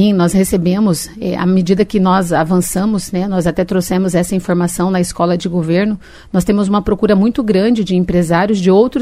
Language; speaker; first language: Portuguese; native; Portuguese